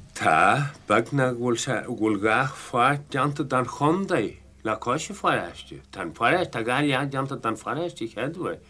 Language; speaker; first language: Irish; native; Irish